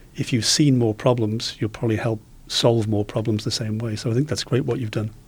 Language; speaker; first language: English; native; English